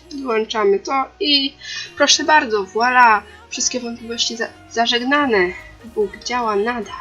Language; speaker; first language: Polish; native; Polish